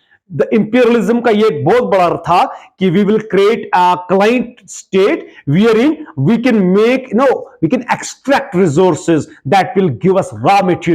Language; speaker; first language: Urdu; native; Urdu